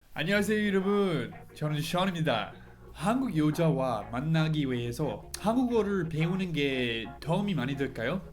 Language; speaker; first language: Korean; non-native, fluent; English